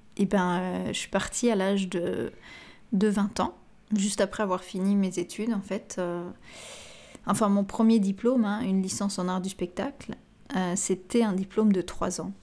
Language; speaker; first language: French; native; French